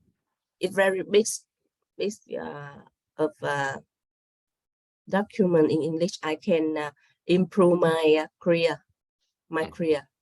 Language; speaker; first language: English; non-native, learner; Vietnamese